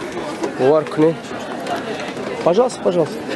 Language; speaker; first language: Russian; non-native, local second language; Tajik